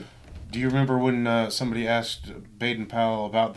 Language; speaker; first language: English; native; English